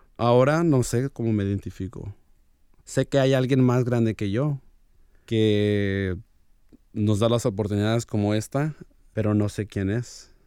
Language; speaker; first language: Spanish; early bilingual, heritage; Spanish